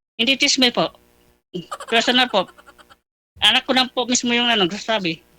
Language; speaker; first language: Filipino; non-native, local second language; Pampanga